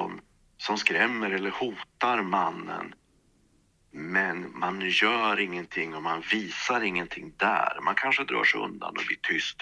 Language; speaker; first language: Swedish; native; Swedish